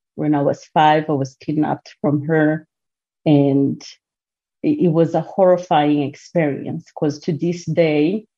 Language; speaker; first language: English; non-native, local second language; Kinyarwanda